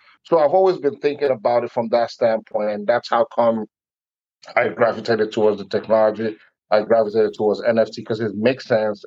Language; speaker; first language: English; non-native, local second language; Igbo